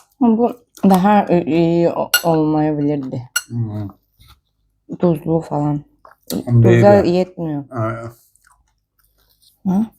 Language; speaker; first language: Turkish; non-native, learner; Russian